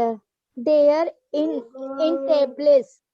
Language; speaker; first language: English; non-native, learner; Hindi